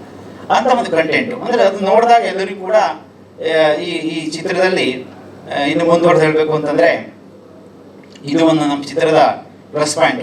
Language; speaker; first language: Kannada; native; Kannada